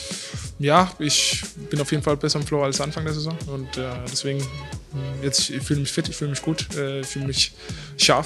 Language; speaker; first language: German; non-native, fluent; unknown